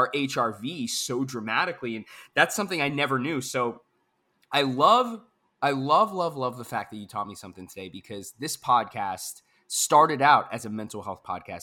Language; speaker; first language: English; native; English